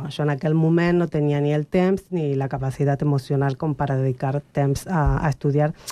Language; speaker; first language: Catalan; non-native, learner; Spanish